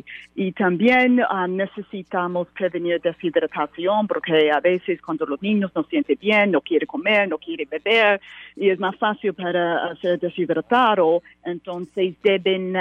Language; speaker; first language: Spanish; non-native, learner; English